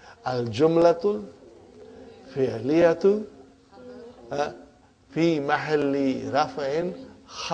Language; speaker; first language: Arabic; non-native, fluent; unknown